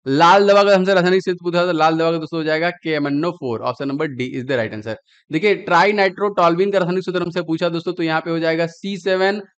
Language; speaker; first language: Hindi; native; Hindi